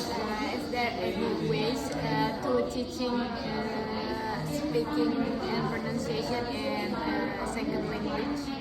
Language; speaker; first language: English; non-native, learner; Indonesian